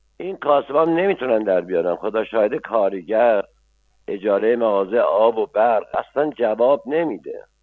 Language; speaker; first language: Persian; non-native, local second language; Azerbaijani